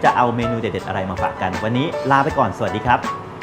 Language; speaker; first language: Thai; native; Thai